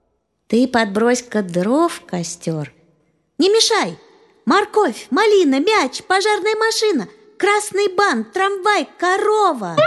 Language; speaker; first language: Russian; native; Russian